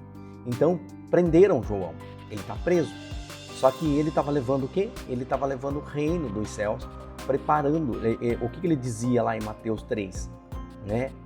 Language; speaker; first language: Portuguese; native; Portuguese